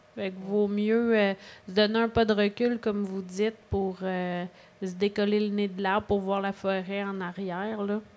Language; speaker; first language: French; native; French